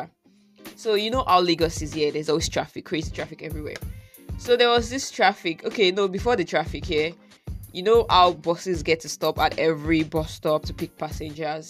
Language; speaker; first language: English; non-native, local second language; Yoruba